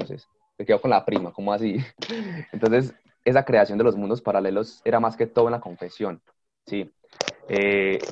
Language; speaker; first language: Spanish; native; Spanish